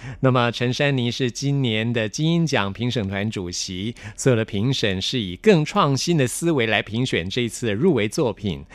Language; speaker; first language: Chinese; native; Chinese